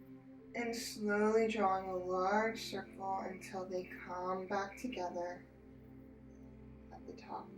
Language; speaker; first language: English; native; English